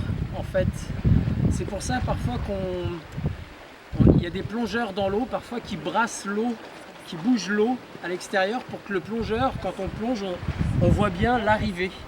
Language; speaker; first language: French; native; French